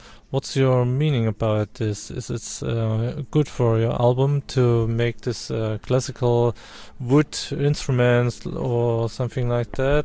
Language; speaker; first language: English; non-native, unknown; German